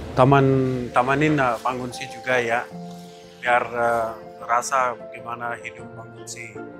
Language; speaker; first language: Indonesian; non-native, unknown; Persian